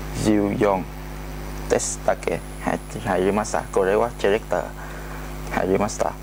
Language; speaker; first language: Japanese; non-native, learner; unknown